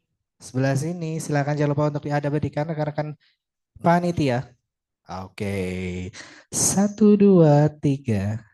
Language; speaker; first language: Indonesian; native; Indonesian